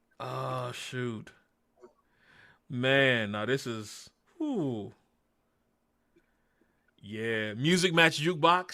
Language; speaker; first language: English; native; English